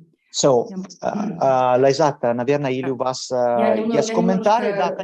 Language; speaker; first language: Russian; non-native, learner; English